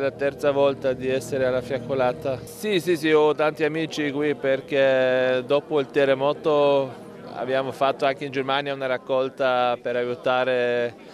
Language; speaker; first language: Italian; non-native, learner; German